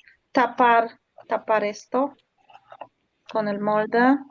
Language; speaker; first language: Spanish; non-native, learner; Polish